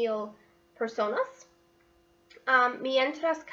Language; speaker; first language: Spanish; non-native, learner; English